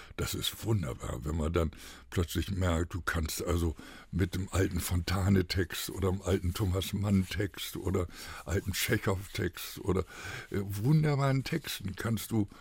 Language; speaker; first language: German; native; German